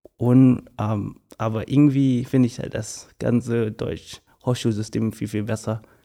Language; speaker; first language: German; non-native, fluent; English